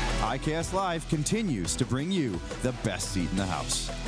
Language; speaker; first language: English; native; English